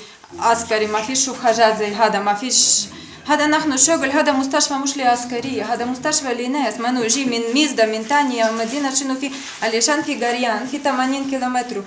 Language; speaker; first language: Arabic; non-native, learner; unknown